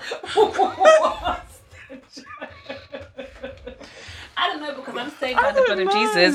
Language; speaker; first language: English; native; English